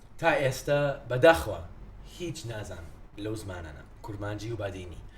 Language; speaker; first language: Central Kurdish; non-native, fluent; English